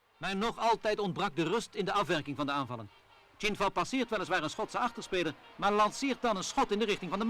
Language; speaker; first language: Dutch; native; Dutch